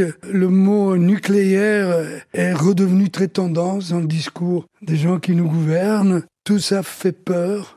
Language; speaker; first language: French; early bilingual, other home language; Italian